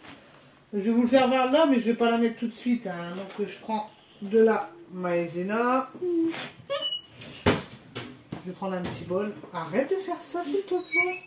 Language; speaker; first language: French; native; French